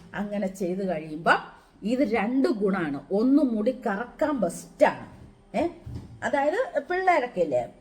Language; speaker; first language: Malayalam; native; Malayalam